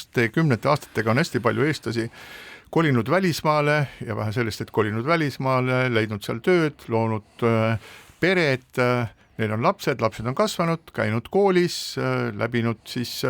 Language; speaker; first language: Estonian; native; Estonian